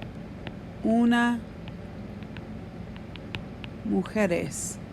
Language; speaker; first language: Spanish; non-native, fluent; English